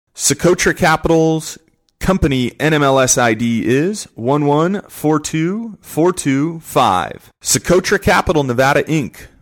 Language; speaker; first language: English; native; English